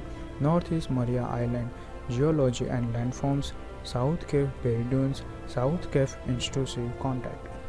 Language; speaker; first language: English; non-native, fluent; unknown